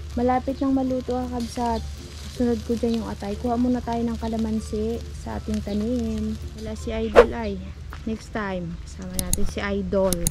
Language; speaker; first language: Filipino; non-native, local second language; Iloko